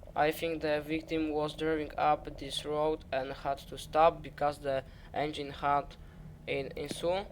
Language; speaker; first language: English; non-native, learner; Polish